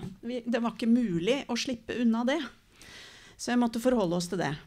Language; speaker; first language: Norwegian; native; Norwegian